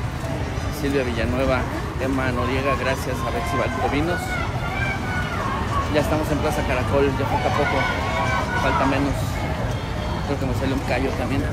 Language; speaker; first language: Spanish; native; Spanish